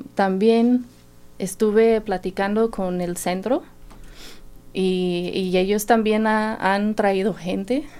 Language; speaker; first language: Spanish; non-native, fluent; English